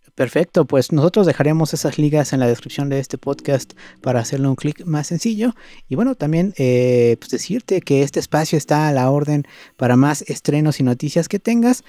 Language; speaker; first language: Spanish; native; Spanish